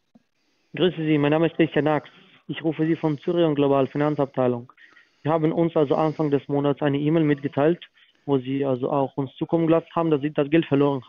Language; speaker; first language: German; non-native, learner; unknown